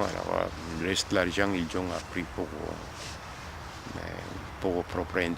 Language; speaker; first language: French; non-native, learner; Korean